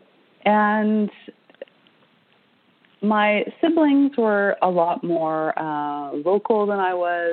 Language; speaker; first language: English; native; English